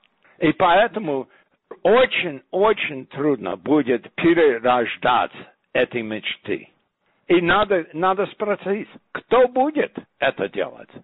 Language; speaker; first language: Russian; non-native, fluent; English